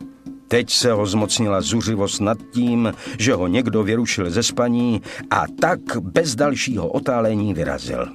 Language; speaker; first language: Czech; native; Czech